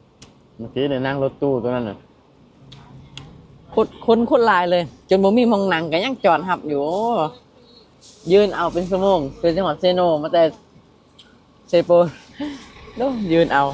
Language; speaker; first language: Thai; non-native, local second language; Lao